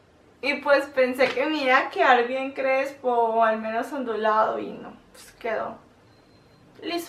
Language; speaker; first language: Spanish; native; Spanish